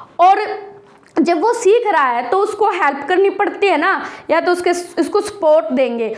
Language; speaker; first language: Hindi; native; Hindi